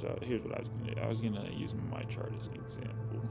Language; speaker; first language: English; native; English